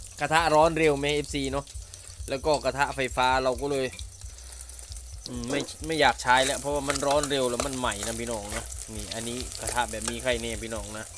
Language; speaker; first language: Thai; native; Thai